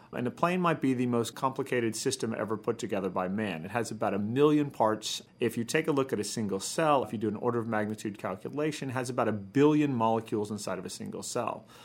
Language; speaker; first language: English; native; English